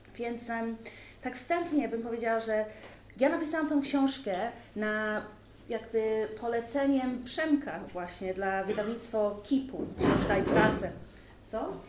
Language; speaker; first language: Polish; early bilingual, heritage; Polish